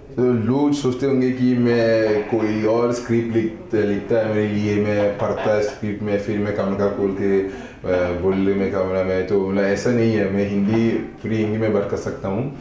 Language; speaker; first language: Hindi; non-native, fluent; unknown